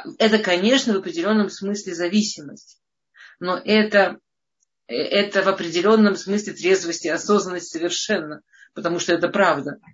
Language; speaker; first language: Russian; early bilingual, heritage; Russian